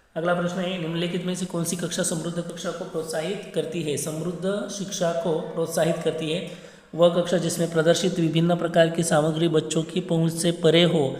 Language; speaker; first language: Hindi; non-native, local second language; Marathi